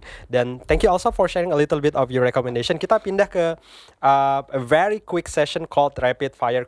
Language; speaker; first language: English; non-native, fluent; Indonesian